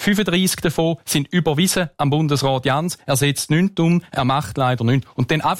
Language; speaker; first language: German; native; German